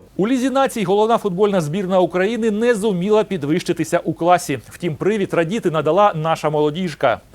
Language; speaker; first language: Ukrainian; native; Ukrainian